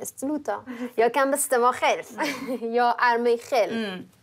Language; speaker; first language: Swedish; non-native, learner; Persian